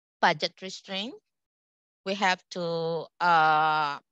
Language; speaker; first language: English; non-native, local second language; Indonesian